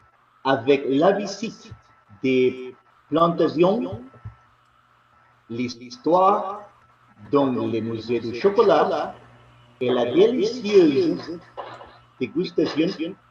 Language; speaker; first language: French; non-native, learner; Spanish